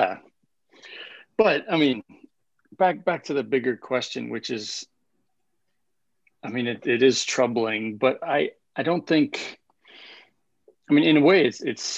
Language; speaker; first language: English; native; English